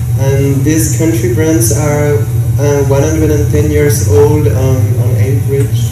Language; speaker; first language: English; non-native, learner; French